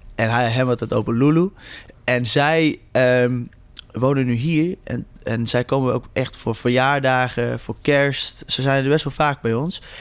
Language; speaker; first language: Dutch; early bilingual, heritage; Dutch